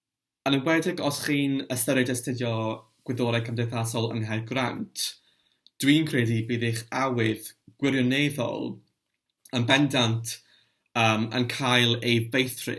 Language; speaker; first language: Welsh; non-native, local second language; English